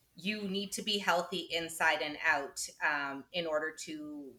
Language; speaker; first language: English; native; English